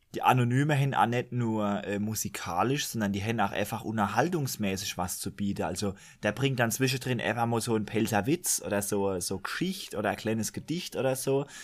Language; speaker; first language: German; native; German